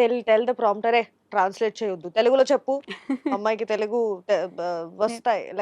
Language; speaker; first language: Telugu; non-native, learner; Bangla